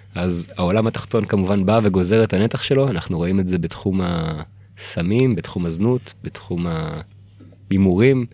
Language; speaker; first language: Hebrew; early bilingual, other home language; Russian